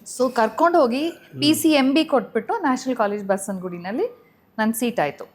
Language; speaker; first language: Kannada; native; Kannada